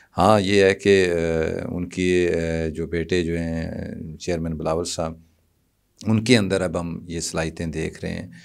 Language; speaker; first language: Urdu; non-native, local second language; Punjabi